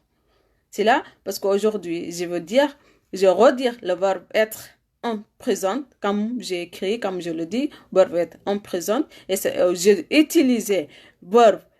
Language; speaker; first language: French; non-native, learner; Arabic